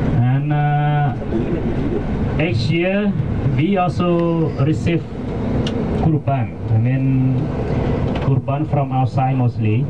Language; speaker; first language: English; non-native, local second language; Khmer